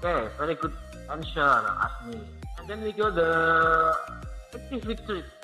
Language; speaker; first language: English; non-native, learner; Indonesian